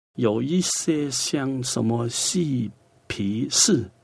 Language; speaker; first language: Chinese; non-native, local second language; Cantonese